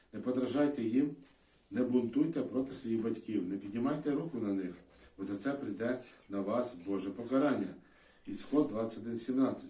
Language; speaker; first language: Ukrainian; native; Ukrainian